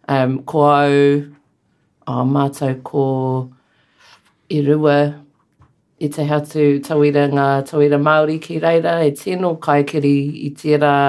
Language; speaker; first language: Māori; non-native, learner; English